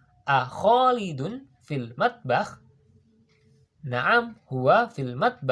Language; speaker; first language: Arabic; non-native, learner; Indonesian